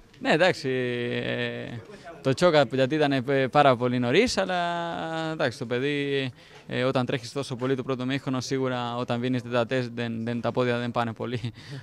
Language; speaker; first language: Greek; non-native, learner; Spanish